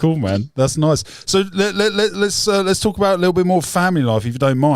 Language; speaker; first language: English; native; English